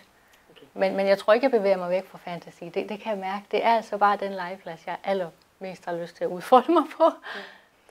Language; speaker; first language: Danish; native; Danish